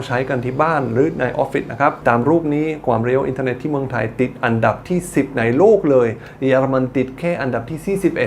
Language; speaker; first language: Thai; non-native, fluent; German